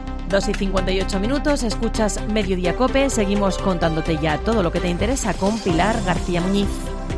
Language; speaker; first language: Spanish; native; Spanish